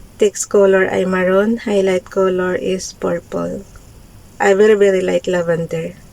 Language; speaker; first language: Filipino; native; Filipino